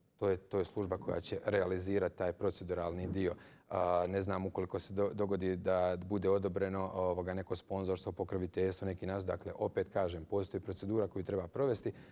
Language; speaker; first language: Bosnian; native; Bosnian